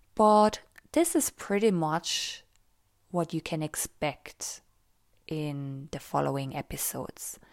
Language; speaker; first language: English; non-native, fluent; German